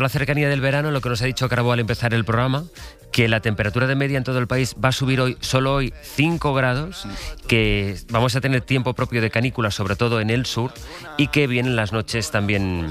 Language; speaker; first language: Spanish; native; Spanish